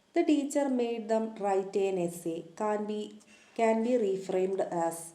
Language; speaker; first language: English; non-native, local second language; Malayalam